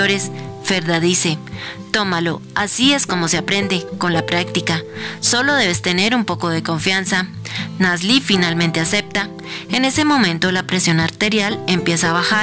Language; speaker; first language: Spanish; native; Spanish